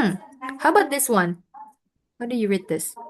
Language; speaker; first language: English; non-native, fluent; Indonesian